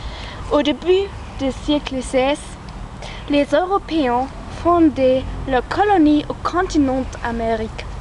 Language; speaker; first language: French; non-native, learner; German